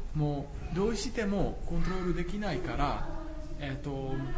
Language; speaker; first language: Japanese; non-native, fluent; Dutch